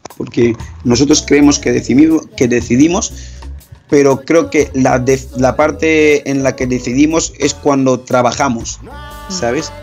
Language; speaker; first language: Spanish; early bilingual, other home language; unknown